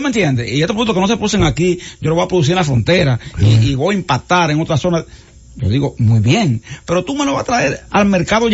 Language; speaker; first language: Spanish; native; Spanish